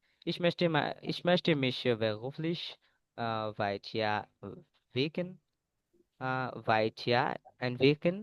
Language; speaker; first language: German; non-native, learner; Bangla